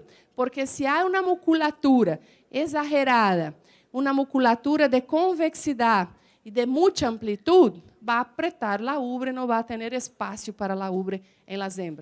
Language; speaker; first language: Spanish; non-native, fluent; Portuguese